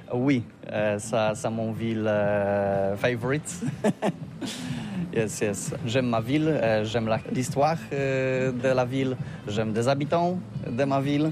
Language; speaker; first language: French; non-native, learner; Polish